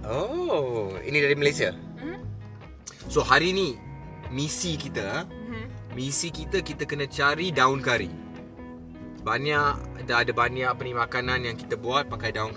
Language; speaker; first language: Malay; non-native, local second language; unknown